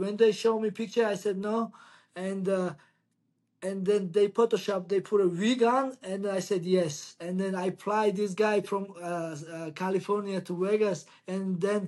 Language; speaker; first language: English; non-native, learner; Georgian